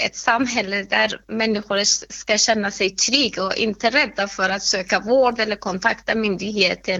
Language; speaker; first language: Swedish; non-native, fluent; Persian